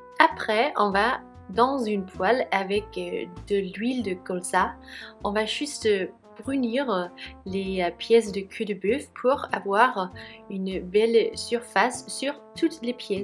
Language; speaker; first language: French; non-native, fluent; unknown